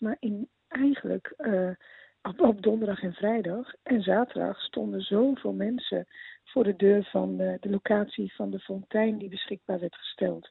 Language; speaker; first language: Dutch; native; Dutch